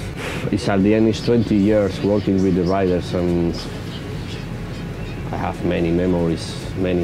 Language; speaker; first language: English; non-native, learner; Spanish